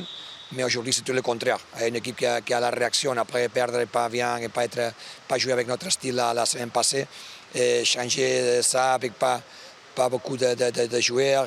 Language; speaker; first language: French; non-native, learner; Spanish